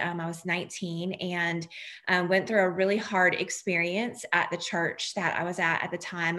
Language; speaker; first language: English; native; English